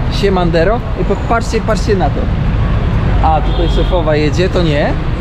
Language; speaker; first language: Polish; native; Polish